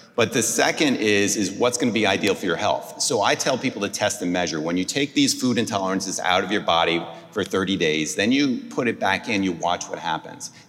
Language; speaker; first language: English; native; English